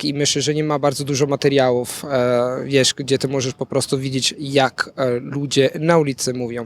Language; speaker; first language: Polish; non-native, fluent; Italian